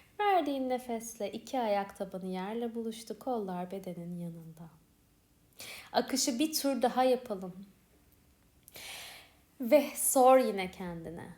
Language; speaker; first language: Turkish; native; Turkish